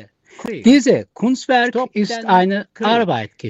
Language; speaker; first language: German; non-native, learner; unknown